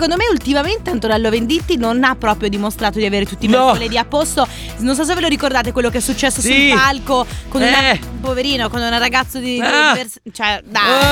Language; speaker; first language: Italian; native; Italian